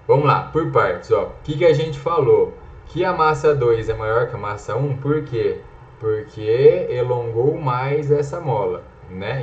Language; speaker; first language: Portuguese; native; Portuguese